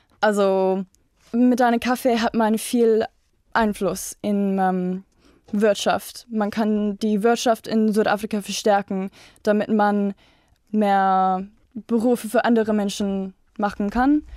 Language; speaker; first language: German; non-native, fluent; English